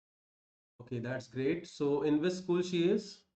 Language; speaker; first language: English; non-native, local second language; Hindi